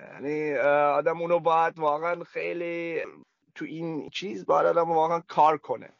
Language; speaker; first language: Persian; early bilingual, heritage; Persian